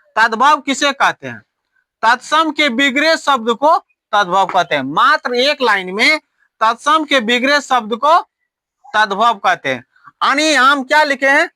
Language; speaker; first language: Hindi; native; Hindi